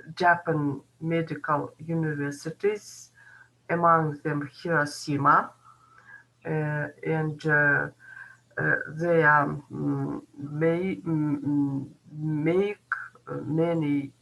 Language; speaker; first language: English; non-native, learner; Kazakh